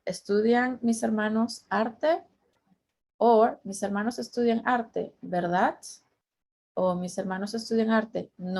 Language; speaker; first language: Spanish; non-native, fluent; English